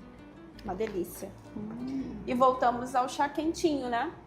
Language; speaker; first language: Portuguese; native; Portuguese